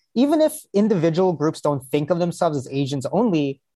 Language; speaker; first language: English; early bilingual, other home language; Hindi